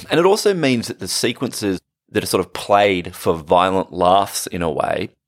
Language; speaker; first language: English; native; English